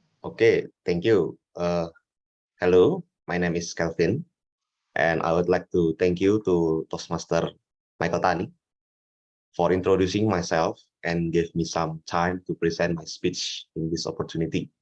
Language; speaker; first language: English; non-native, learner; Indonesian